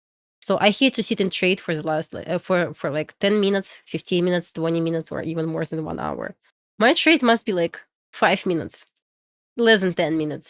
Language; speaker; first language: English; non-native, fluent; Russian